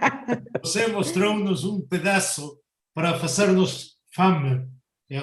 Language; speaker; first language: Portuguese; non-native, fluent; English